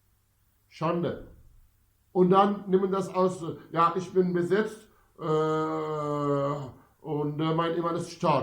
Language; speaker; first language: German; non-native, fluent; Arabic